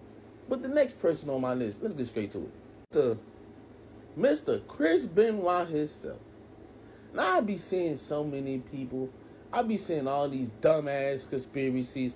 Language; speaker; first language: English; native; English